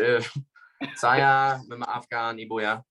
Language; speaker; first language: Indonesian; non-native, fluent; Dutch